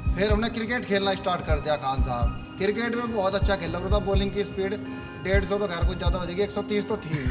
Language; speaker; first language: Hindi; native; Hindi